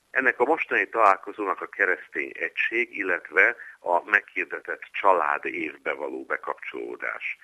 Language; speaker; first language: Hungarian; native; Hungarian